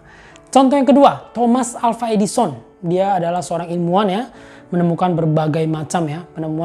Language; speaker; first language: Indonesian; native; Indonesian